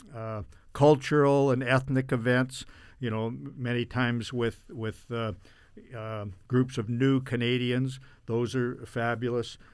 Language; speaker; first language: English; native; English